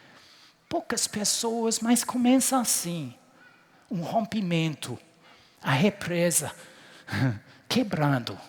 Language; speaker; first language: Portuguese; non-native, fluent; English